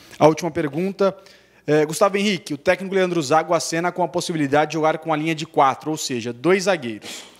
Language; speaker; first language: Portuguese; native; Portuguese